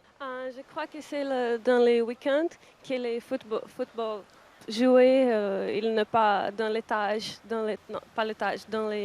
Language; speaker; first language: French; non-native, learner; Portuguese